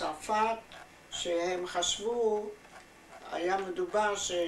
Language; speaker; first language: Hebrew; non-native, fluent; German